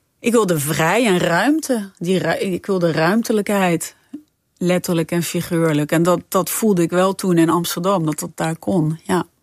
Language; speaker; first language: Dutch; non-native, fluent; French